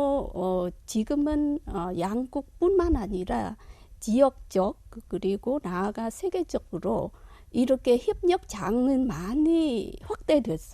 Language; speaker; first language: Korean; non-native, fluent; Vietnamese